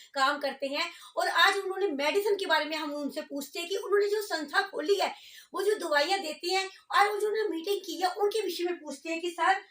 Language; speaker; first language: Hindi; non-native, local second language; Punjabi